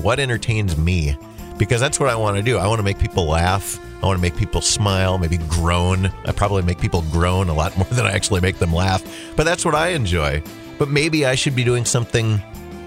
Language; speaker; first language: English; native; English